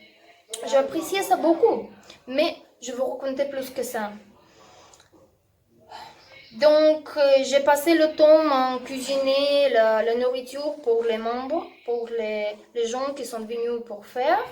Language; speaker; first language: French; non-native, learner; Russian